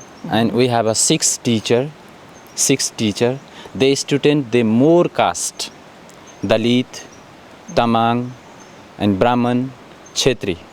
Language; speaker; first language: English; non-native, learner; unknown